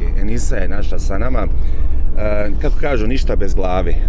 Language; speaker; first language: Bosnian; native; Bosnian